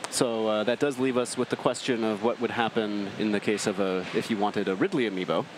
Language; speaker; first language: English; native; English